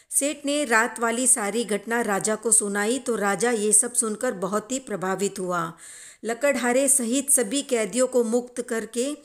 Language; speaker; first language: Hindi; native; Hindi